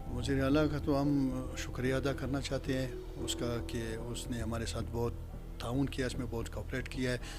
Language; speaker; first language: Urdu; non-native, local second language; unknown